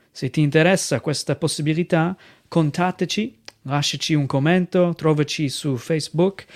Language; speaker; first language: Italian; non-native, fluent; English